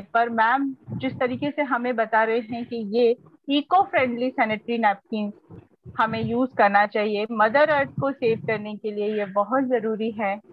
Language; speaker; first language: Hindi; native; Hindi